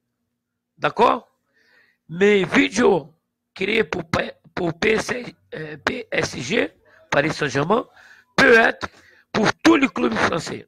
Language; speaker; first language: French; non-native, learner; Portuguese